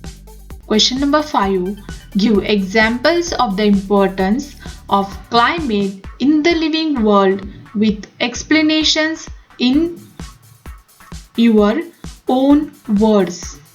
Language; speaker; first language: English; non-native, local second language; Marathi